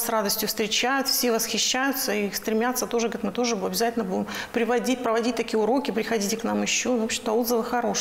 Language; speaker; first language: Russian; native; Russian